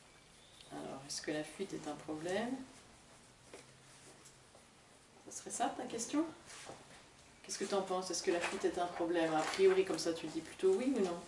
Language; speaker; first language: French; native; French